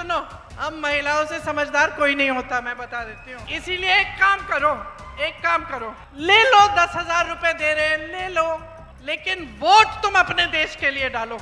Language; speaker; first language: Hindi; native; Hindi